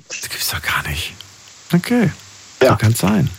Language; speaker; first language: German; native; German